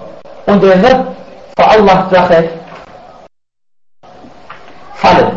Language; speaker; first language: German; non-native, fluent; Arabic